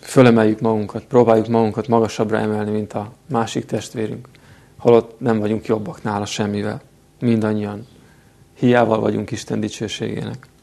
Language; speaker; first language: Hungarian; native; Hungarian